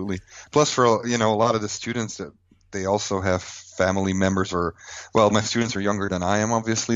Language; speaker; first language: English; non-native, fluent; Dutch